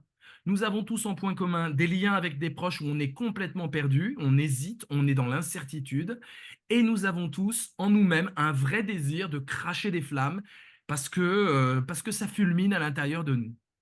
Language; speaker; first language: French; native; French